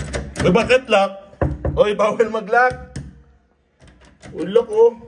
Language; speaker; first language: Filipino; native; Filipino